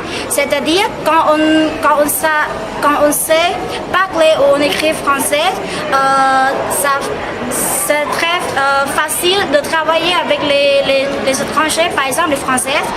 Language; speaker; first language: French; non-native, learner; Khmer